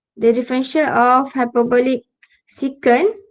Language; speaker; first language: English; non-native, local second language; Malay